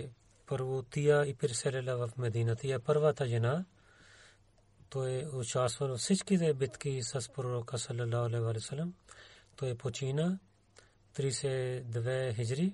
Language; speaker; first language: Bulgarian; non-native, learner; Urdu